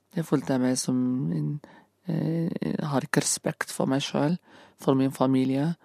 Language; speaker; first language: Norwegian; non-native, fluent; Arabic